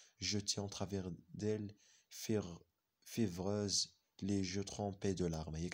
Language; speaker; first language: French; non-native, local second language; Arabic